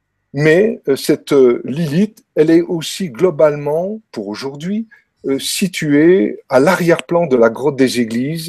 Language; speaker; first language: French; native; French